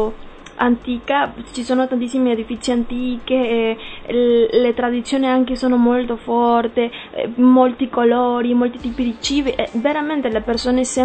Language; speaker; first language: Italian; non-native, learner; Spanish